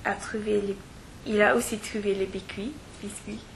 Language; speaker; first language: French; non-native, learner; English